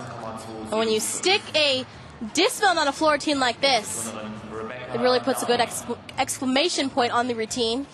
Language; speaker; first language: English; native; English